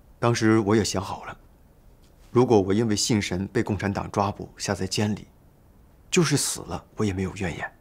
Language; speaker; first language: Chinese; native; Chinese